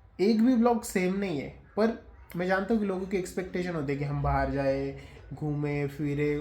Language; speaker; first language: Hindi; non-native, local second language; Marathi